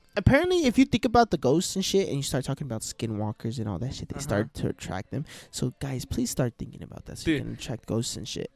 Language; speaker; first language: English; early bilingual, other home language; Spanish